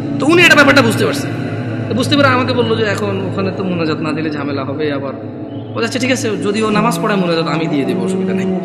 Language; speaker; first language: Bangla; early bilingual, heritage; Bangla